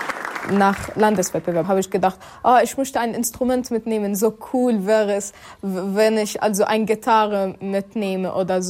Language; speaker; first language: German; non-native, fluent; Arabic